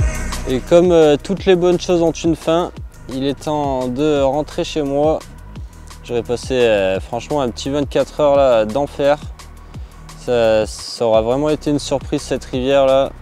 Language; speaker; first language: French; native; French